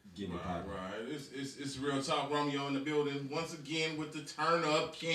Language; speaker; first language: English; native; English